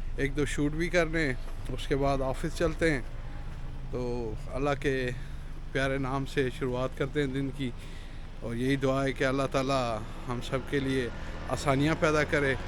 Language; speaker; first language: Urdu; non-native, local second language; Sindhi